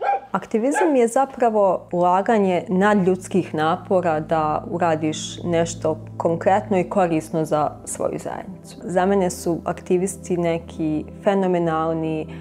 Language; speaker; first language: Bosnian; native; Bosnian